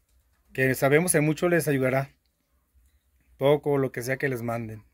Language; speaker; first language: Spanish; native; Spanish